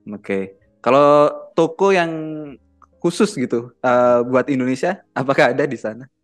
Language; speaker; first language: Indonesian; native; Indonesian